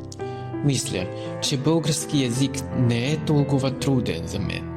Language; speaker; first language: Bulgarian; non-native, learner; Chinese